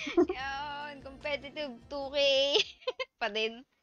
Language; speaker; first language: English; non-native, local second language; Filipino